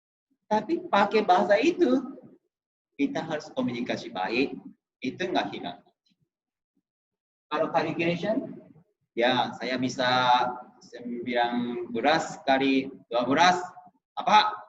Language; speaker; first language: Indonesian; non-native, fluent; Japanese